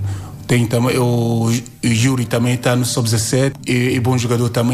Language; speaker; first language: Portuguese; non-native, learner; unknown